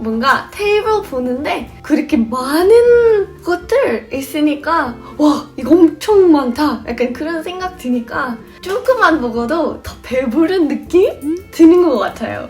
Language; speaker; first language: Korean; non-native, fluent; English